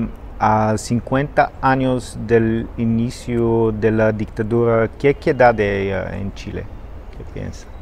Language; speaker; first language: Spanish; non-native, fluent; Bulgarian